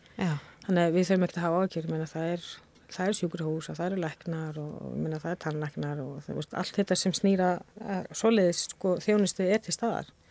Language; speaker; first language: Icelandic; non-native, fluent; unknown